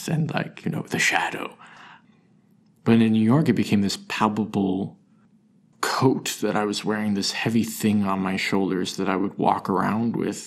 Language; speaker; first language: English; native; English